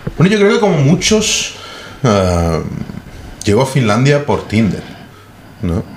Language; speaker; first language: Spanish; native; Spanish